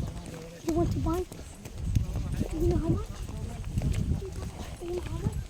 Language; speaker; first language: English; non-native, learner; Arabic